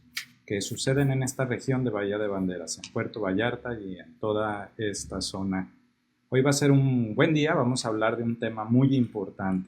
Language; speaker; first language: Spanish; native; Spanish